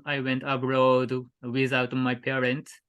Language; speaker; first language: English; non-native, learner; Japanese